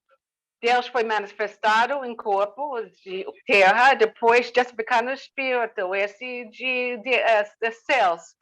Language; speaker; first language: Portuguese; non-native, learner; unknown